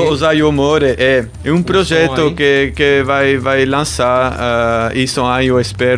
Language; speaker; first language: Portuguese; non-native, learner; German